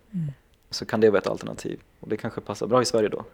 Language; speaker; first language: Swedish; non-native, local second language; Finnish